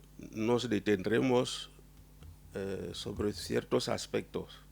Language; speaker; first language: Spanish; non-native, fluent; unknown